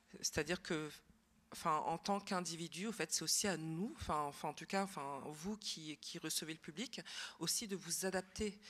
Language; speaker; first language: French; native; French